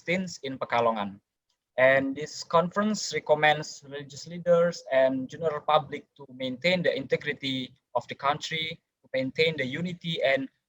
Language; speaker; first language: English; non-native, local second language; Indonesian